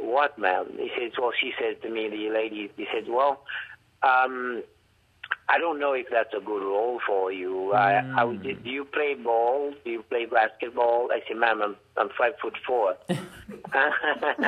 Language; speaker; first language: English; non-native, fluent; Haitian Creole